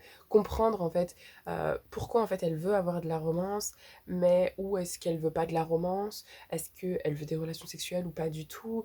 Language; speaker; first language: French; native; French